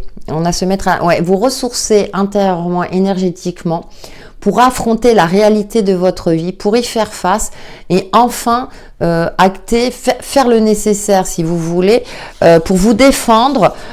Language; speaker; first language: French; native; French